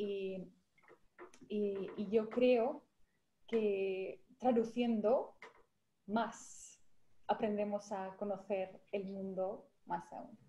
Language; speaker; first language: Spanish; non-native, fluent; Finnish